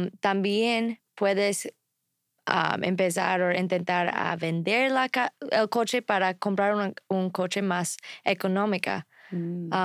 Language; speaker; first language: Spanish; non-native, fluent; English